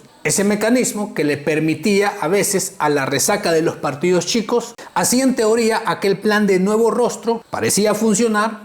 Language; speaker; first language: Spanish; native; Spanish